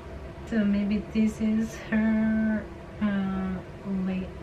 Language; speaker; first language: English; non-native, fluent; Indonesian